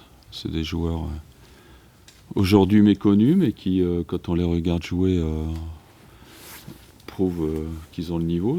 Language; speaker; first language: French; native; French